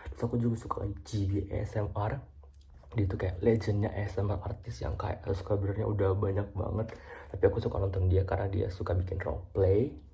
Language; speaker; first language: Indonesian; native; Indonesian